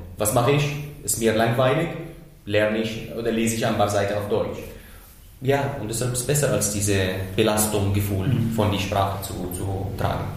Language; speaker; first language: German; non-native, fluent; Arabic